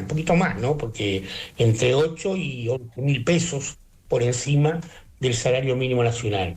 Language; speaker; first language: Spanish; native; Spanish